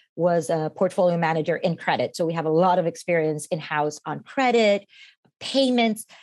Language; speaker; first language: English; non-native, fluent; Spanish